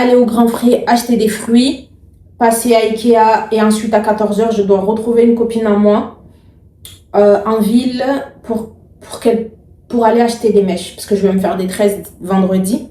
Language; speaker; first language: French; native; French